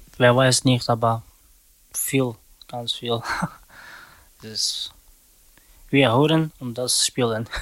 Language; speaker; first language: German; non-native, learner; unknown